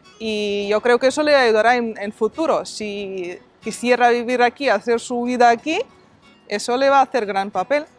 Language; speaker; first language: Spanish; non-native, fluent; Ukrainian